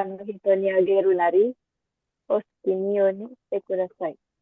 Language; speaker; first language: Japanese; non-native, learner; Indonesian